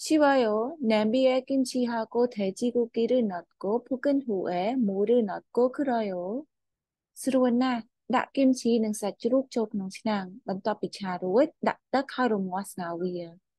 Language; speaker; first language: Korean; non-native, fluent; Khmer